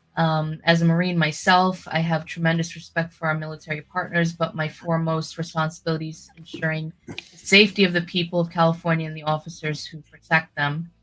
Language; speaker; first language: English; native; English